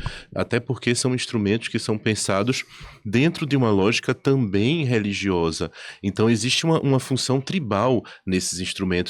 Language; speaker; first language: Portuguese; native; Portuguese